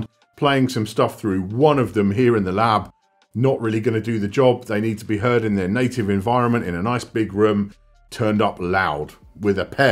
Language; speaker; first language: English; native; English